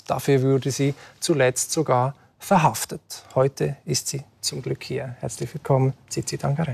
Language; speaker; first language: German; native; German